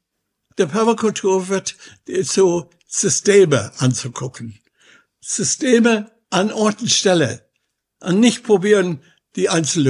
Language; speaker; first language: German; non-native, fluent; English